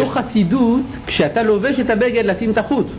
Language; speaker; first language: Hebrew; native; Hebrew